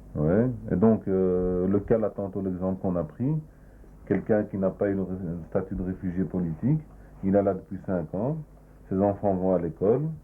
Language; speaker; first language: French; native; French